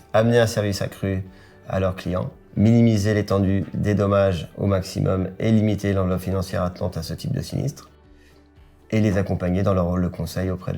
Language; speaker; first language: French; native; French